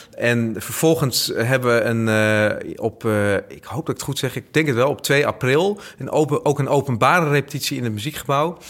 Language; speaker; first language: Dutch; native; Dutch